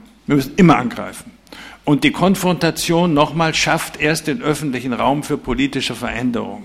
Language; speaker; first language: German; native; German